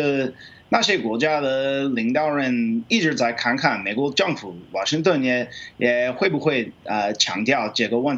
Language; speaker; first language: Chinese; non-native, fluent; English